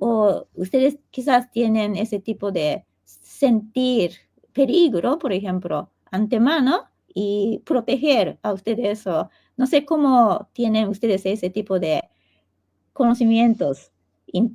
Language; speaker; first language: Spanish; non-native, fluent; Japanese